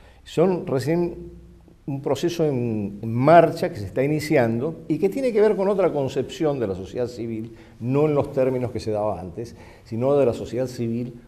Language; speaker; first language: Spanish; native; Spanish